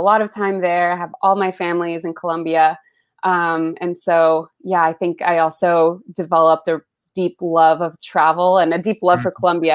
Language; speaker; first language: English; early bilingual, other home language; Spanish